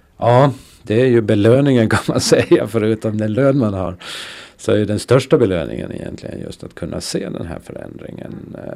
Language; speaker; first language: Swedish; native; Swedish